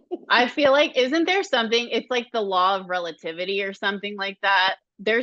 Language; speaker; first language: English; native; English